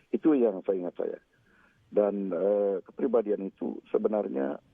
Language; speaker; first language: Malay; native; Malay